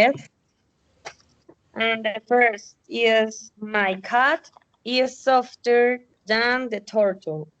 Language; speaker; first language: English; non-native, learner; Spanish